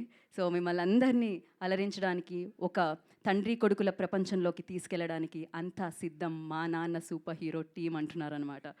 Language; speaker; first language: Telugu; native; Telugu